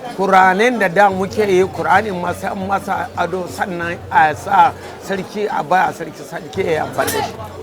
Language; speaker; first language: Hausa; non-native, local second language; Kanuri